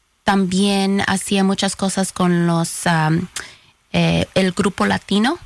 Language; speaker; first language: Spanish; early bilingual, heritage; Spanish